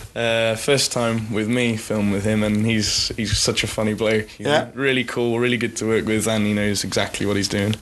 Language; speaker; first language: English; native; English